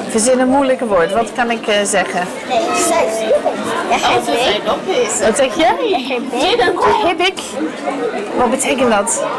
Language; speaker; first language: Dutch; non-native, fluent; English